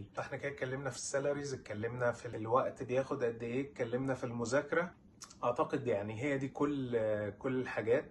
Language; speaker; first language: Arabic; native; Arabic